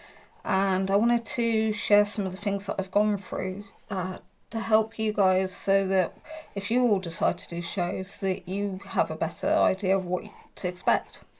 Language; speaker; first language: English; native; English